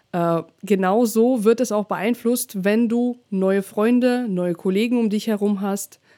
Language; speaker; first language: German; non-native, fluent; Russian